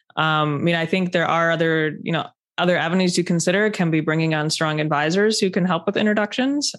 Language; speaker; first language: English; native; English